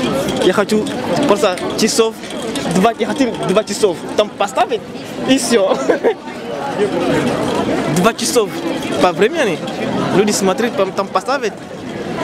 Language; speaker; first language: Russian; non-native, learner; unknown